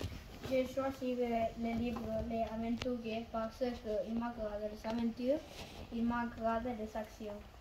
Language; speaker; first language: French; non-native, learner; Catalan